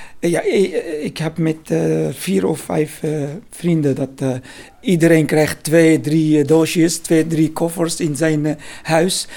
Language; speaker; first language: Dutch; non-native, learner; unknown